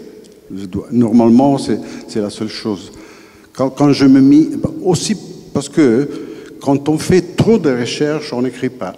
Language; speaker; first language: French; non-native, fluent; Italian